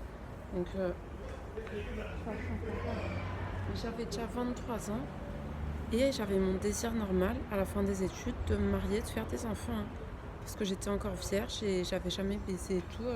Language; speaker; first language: French; native; French